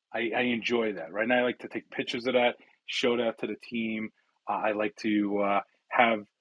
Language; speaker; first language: English; early bilingual, other home language; Italian